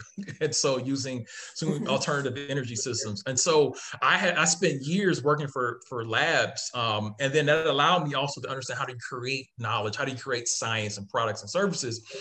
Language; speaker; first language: English; native; English